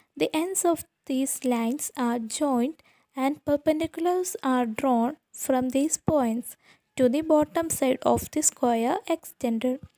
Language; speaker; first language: English; non-native, local second language; Malayalam